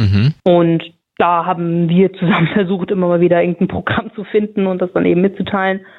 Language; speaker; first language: German; native; German